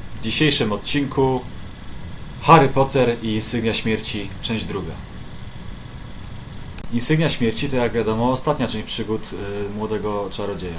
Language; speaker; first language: Polish; native; Polish